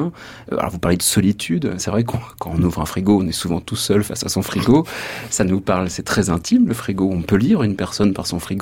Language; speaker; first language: French; native; French